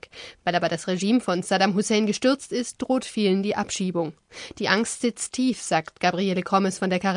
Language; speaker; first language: German; native; German